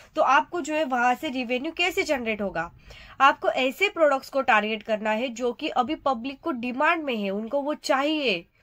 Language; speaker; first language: Hindi; native; Hindi